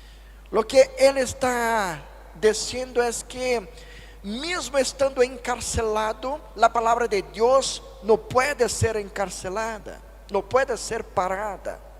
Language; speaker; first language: Spanish; non-native, fluent; Portuguese